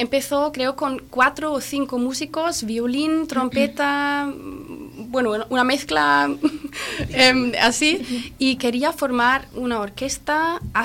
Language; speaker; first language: Spanish; non-native, fluent; German